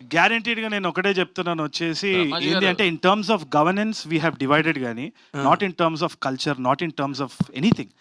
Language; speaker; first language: Telugu; native; Telugu